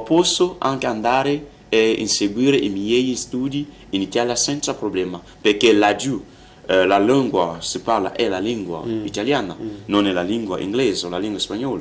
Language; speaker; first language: Italian; non-native, learner; French